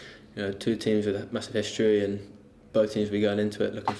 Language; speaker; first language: English; native; English